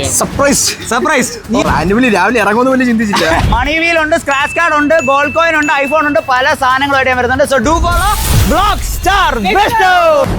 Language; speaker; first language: Malayalam; native; Malayalam